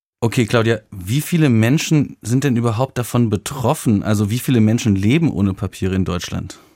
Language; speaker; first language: German; native; German